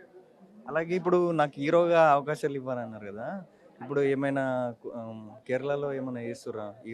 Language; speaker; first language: Telugu; native; Telugu